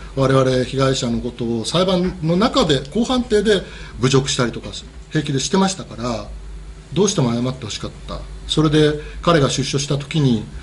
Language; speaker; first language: Japanese; native; Japanese